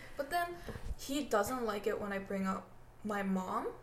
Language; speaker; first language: English; native; English